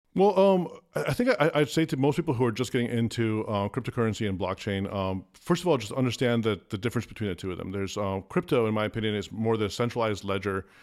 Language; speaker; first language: English; early bilingual, other home language; Afrikaans